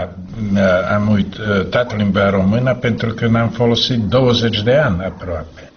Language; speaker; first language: Romanian; non-native, fluent; Slovak